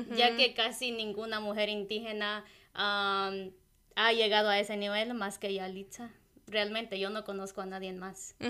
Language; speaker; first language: Spanish; non-native, local second language; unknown